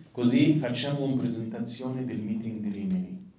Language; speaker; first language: Italian; non-native, fluent; Arabic